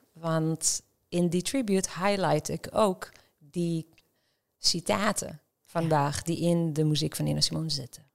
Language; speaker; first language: Dutch; non-native, fluent; Hebrew